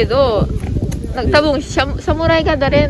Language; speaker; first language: Japanese; non-native, learner; Indonesian